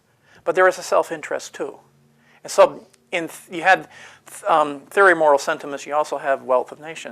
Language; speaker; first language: English; native; English